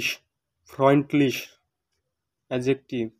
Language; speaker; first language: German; non-native, fluent; Bangla